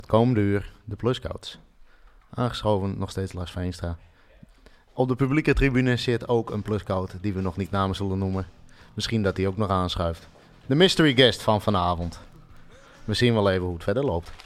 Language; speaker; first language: Dutch; native; Dutch